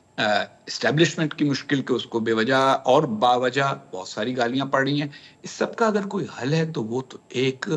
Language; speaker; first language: Urdu; native; Urdu